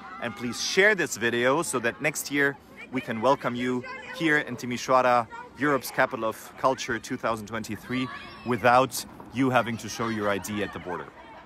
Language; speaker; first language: English; non-native, fluent; German